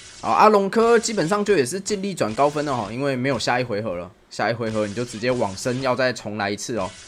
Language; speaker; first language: Chinese; native; Chinese